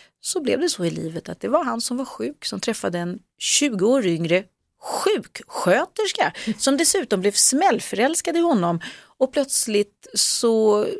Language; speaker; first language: Swedish; native; Swedish